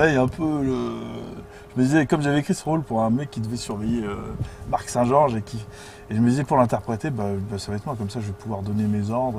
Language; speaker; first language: French; native; French